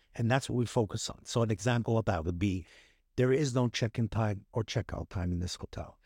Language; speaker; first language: English; early bilingual, other home language; Hebrew